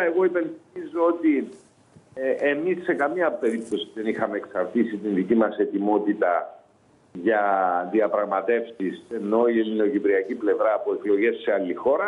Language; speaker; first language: Greek; native; Greek